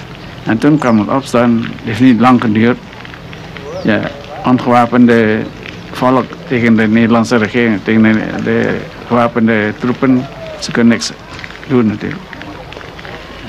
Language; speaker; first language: Dutch; non-native, local second language; Indonesian